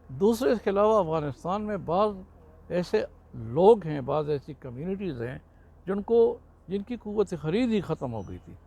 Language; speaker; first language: Urdu; non-native, local second language; Pashto